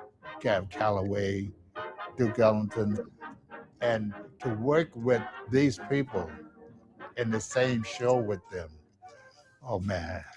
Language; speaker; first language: English; native; English